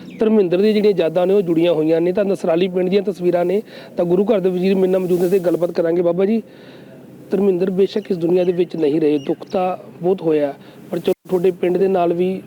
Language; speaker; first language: Punjabi; native; Punjabi